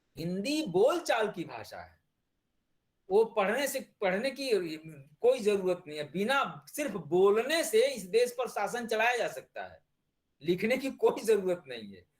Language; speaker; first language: Hindi; native; Hindi